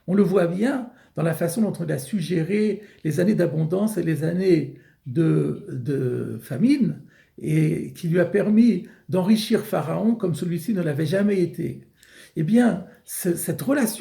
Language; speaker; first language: French; native; French